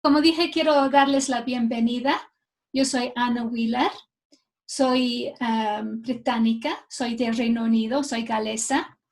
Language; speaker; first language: Spanish; non-native, fluent; English